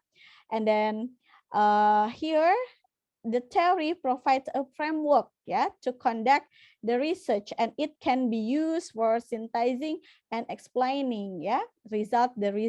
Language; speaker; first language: English; non-native, fluent; Indonesian